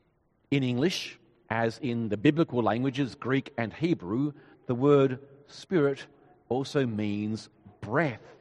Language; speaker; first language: English; native; English